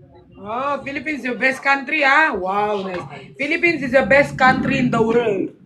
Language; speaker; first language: English; non-native, learner; Filipino